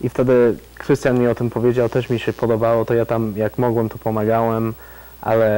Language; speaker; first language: Polish; early bilingual, heritage; Polish